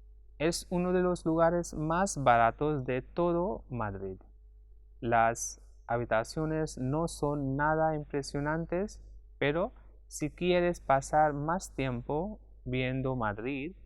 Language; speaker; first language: Spanish; non-native, fluent; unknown